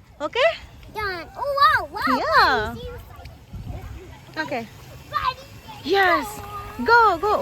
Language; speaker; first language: English; non-native, local second language; Bangla